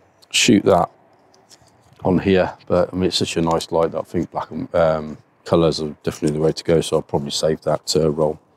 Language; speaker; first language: English; native; English